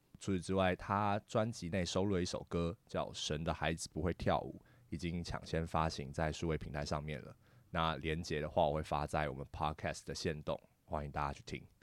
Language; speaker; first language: Chinese; native; Chinese